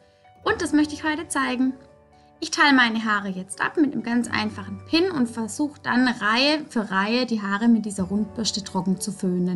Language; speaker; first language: German; native; German